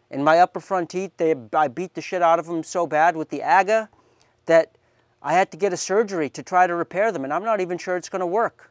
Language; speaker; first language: English; native; English